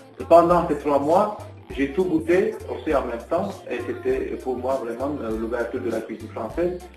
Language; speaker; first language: French; non-native, fluent; Turkish